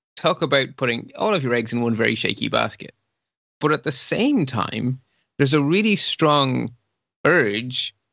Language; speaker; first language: English; non-native, fluent; Dutch